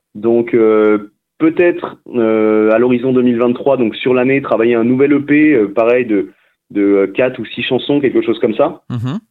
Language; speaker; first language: French; native; French